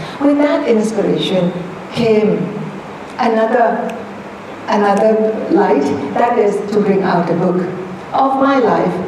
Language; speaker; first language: English; non-native, fluent; Thai